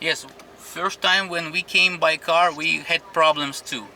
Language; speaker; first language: English; non-native, fluent; Russian